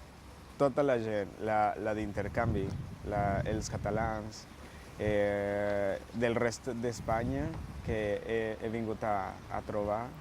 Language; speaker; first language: Catalan; non-native, learner; Spanish